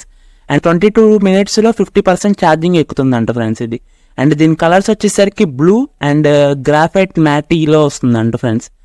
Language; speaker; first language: Telugu; native; Telugu